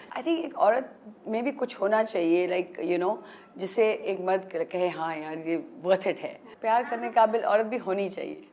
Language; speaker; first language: Hindi; non-native, local second language; Kashmiri